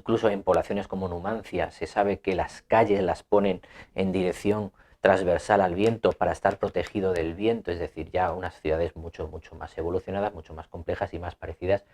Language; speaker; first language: Spanish; native; Spanish